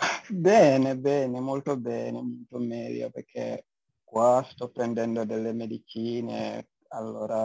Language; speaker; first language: Italian; non-native, fluent; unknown